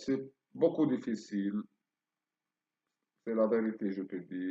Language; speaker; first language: French; non-native, fluent; Arabic